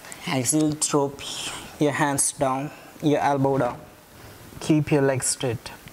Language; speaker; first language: English; non-native, local second language; Hindi